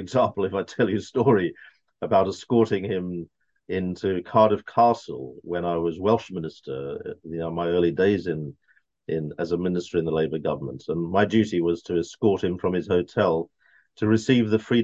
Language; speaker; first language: English; native; English